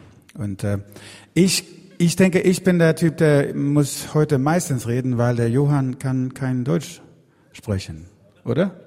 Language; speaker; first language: German; non-native, learner; Swedish